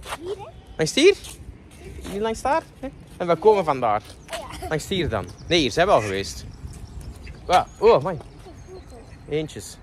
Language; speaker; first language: Dutch; native; Dutch